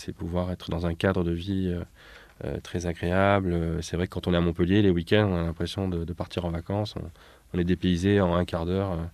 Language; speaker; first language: French; native; French